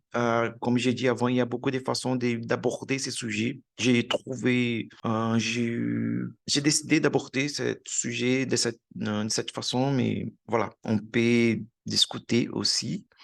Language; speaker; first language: French; non-native, learner; Portuguese